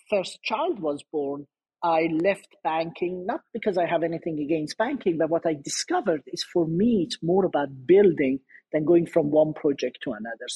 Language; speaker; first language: English; non-native, fluent; Persian